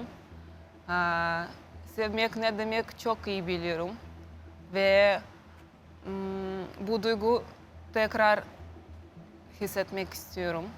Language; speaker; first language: Turkish; non-native, learner; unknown